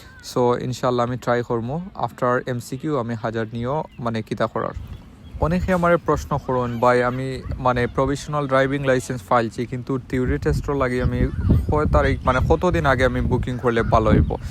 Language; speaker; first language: Bangla; non-native, local second language; Sylheti